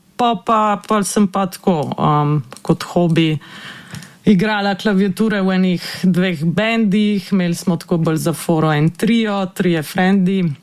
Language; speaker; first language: Slovenian; native; Slovenian